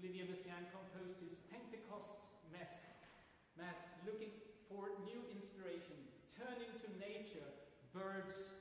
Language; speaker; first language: English; non-native, fluent; Swedish